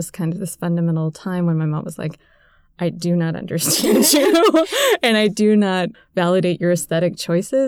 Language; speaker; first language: English; native; English